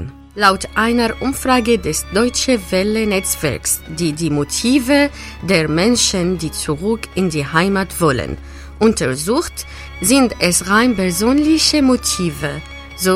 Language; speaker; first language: German; non-native, fluent; Arabic